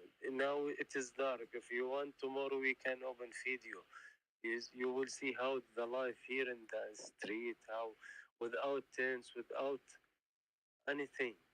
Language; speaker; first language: English; non-native, learner; Arabic